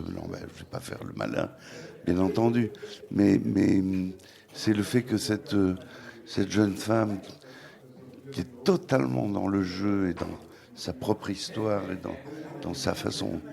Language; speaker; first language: French; native; French